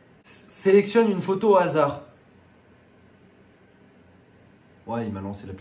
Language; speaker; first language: French; native; French